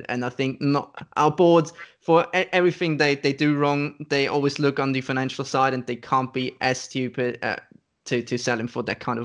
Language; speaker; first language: English; non-native, fluent; German